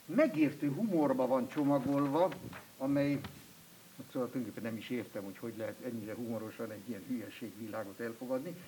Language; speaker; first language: Hungarian; non-native, fluent; German